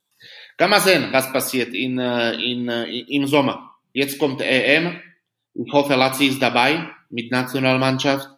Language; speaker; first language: German; non-native, fluent; Slovak